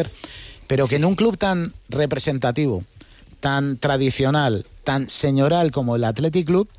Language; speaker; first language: Spanish; native; Spanish